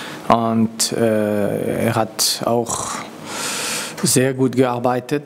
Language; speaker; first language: German; non-native, local second language; French